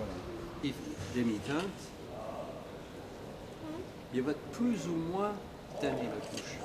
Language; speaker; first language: French; native; French